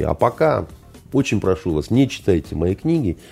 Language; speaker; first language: Russian; native; Russian